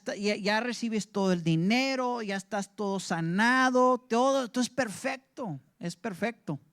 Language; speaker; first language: Spanish; early bilingual, heritage; English